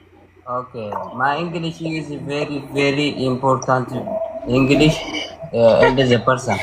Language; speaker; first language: English; non-native, learner; Oromo